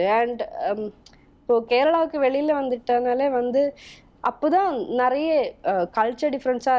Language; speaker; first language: Tamil; non-native, local second language; Malayalam